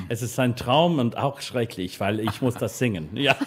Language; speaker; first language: German; non-native, fluent; English